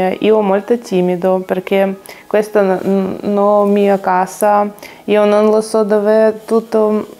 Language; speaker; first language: Italian; non-native, learner; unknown